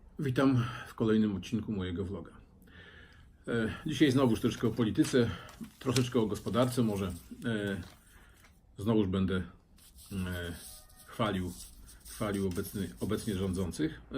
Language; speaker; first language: Polish; native; Polish